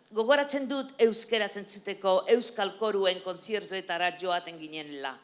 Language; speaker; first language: Basque; non-native, local second language; Spanish